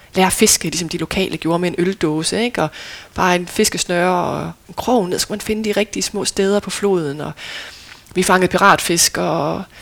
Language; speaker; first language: Danish; native; Danish